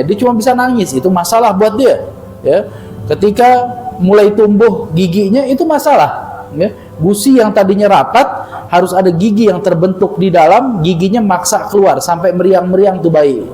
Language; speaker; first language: Indonesian; native; Indonesian